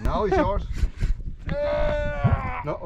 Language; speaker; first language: English; non-native, learner; French